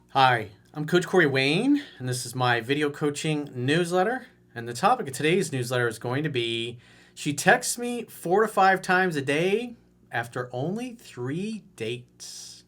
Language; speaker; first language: English; native; English